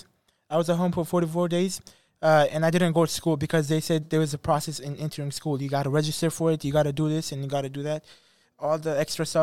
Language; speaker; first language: English; non-native, fluent; Persian